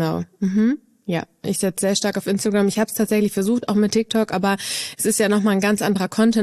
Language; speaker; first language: German; native; German